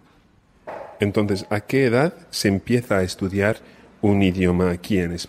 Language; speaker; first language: Spanish; non-native, fluent; English